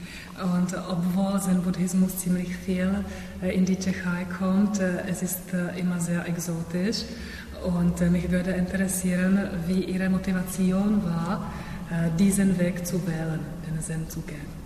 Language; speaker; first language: German; non-native, fluent; Czech